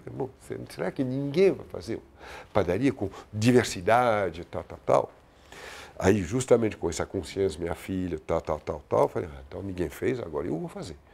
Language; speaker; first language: Portuguese; non-native, fluent; French